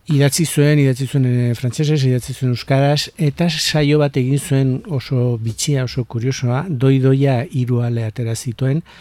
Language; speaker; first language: Basque; native; Basque